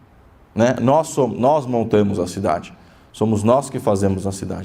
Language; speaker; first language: Portuguese; native; Portuguese